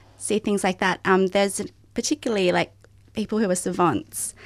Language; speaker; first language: English; native; English